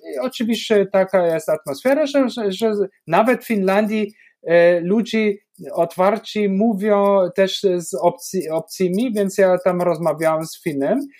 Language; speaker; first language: Polish; non-native, fluent; German